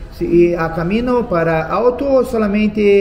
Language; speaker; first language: Spanish; non-native, learner; Portuguese